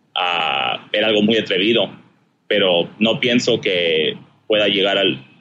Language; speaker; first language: Spanish; early bilingual, heritage; Spanish